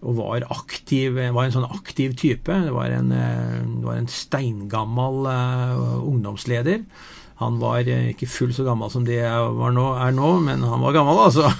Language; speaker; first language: Norwegian; native; Norwegian